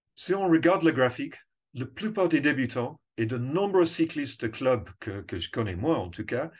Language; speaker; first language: French; non-native, fluent; English